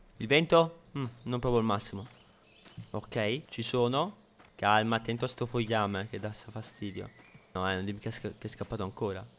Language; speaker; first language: Italian; native; Italian